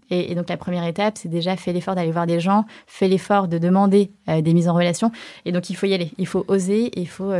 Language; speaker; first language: French; early bilingual, other home language; Chinese